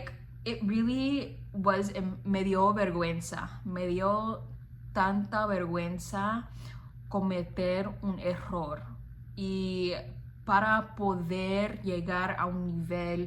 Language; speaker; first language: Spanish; non-native, fluent; English